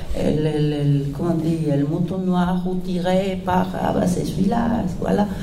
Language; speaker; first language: French; non-native, fluent; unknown